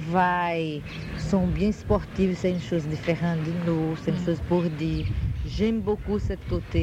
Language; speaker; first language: French; non-native, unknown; Portuguese